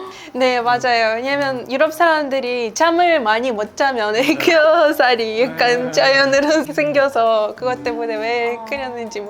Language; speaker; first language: Korean; non-native, fluent; Ukrainian